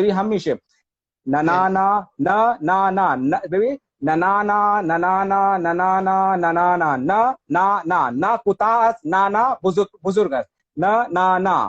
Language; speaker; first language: Persian; non-native, fluent; Hindi